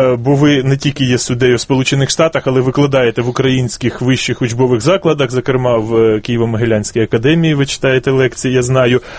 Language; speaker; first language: Ukrainian; native; Ukrainian